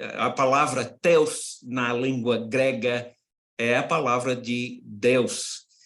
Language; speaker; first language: Portuguese; non-native, fluent; English